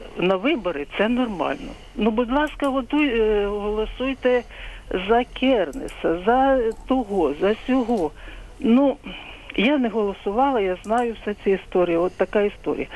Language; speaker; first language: Ukrainian; native; Ukrainian